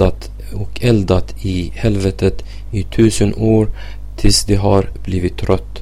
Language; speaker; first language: Swedish; non-native, fluent; Arabic